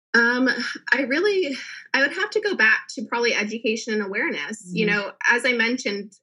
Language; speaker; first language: English; native; English